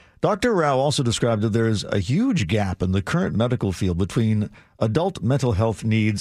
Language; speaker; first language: English; native; English